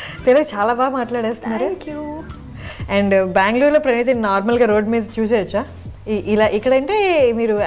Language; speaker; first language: Telugu; native; Telugu